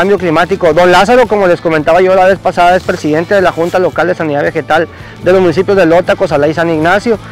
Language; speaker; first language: Spanish; native; Spanish